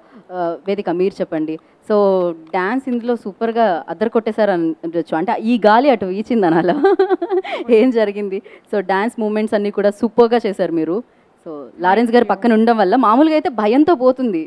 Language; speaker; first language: Telugu; native; Telugu